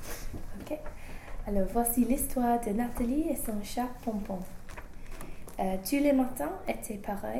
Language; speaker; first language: French; non-native, learner; English